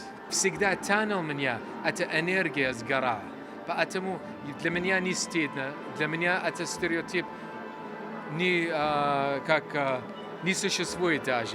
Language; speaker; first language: Russian; non-native, learner; English